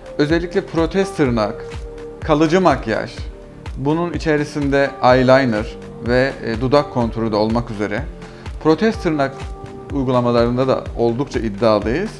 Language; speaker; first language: Turkish; early bilingual, heritage; Turkish